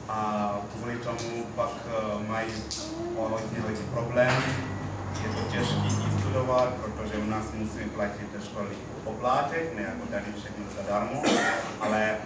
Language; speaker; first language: Czech; non-native, learner; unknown